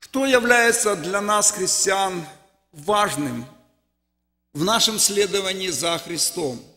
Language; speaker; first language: Russian; native; Russian